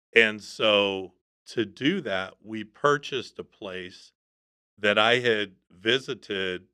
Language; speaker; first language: English; native; English